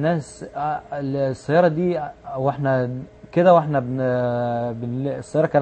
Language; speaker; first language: Arabic; native; Arabic